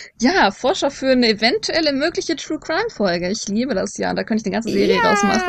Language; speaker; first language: German; native; German